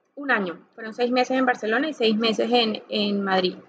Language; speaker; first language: Spanish; native; Spanish